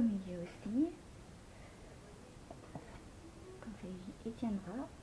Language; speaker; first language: French; native; French